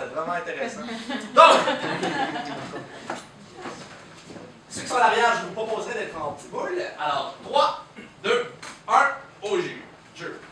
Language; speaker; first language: French; native; French